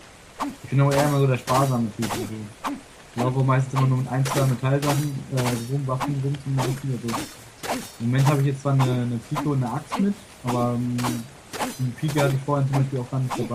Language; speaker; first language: German; native; German